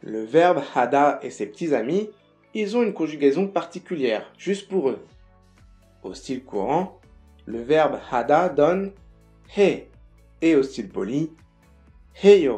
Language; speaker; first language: French; native; French